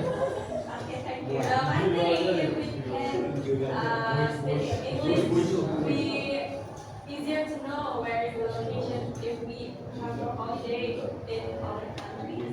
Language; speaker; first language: English; non-native, learner; Indonesian